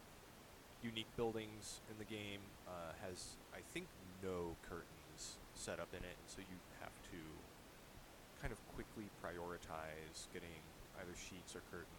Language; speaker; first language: English; native; English